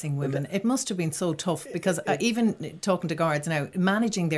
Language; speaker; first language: English; native; English